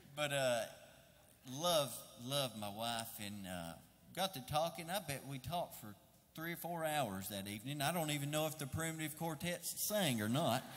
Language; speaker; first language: English; native; English